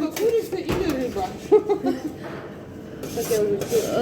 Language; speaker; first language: Russian; non-native, fluent; Tajik